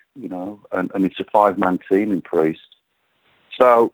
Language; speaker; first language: English; native; English